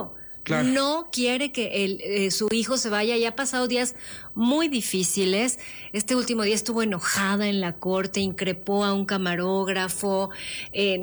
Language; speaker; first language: Spanish; native; Spanish